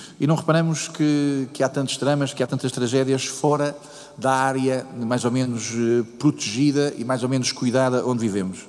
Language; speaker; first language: Portuguese; native; Portuguese